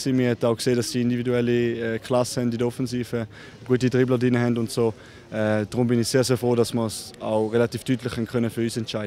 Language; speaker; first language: German; native; German